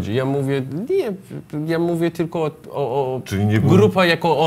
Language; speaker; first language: Polish; non-native, learner; Persian